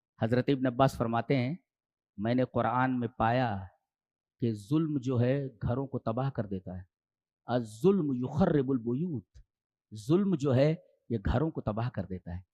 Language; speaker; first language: Urdu; native; Urdu